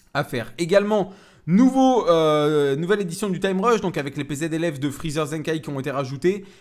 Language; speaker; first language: French; native; French